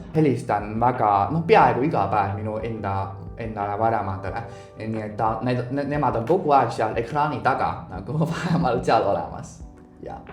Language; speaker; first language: Estonian; non-native, fluent; Chinese